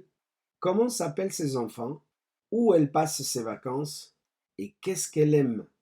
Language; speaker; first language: French; non-native, fluent; Spanish